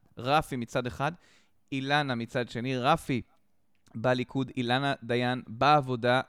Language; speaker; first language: Hebrew; native; Hebrew